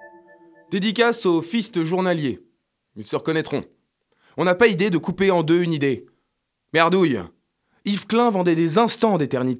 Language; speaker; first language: French; native; French